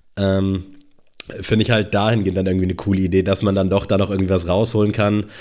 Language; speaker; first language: German; native; German